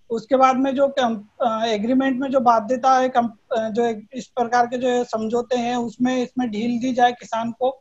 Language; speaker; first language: Hindi; native; Hindi